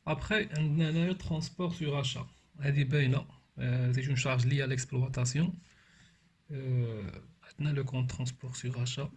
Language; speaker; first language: French; non-native, local second language; Arabic